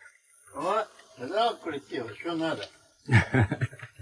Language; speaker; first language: Russian; native; Russian